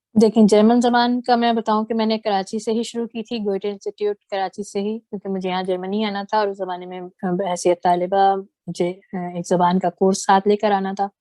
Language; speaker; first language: Urdu; native; Urdu